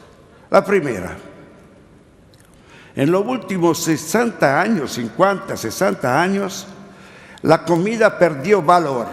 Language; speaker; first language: Spanish; non-native, learner; Italian